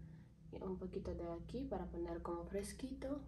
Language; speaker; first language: Spanish; non-native, learner; Ukrainian